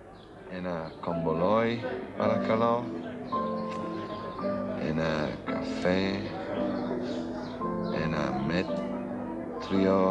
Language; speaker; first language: Greek; non-native, learner; English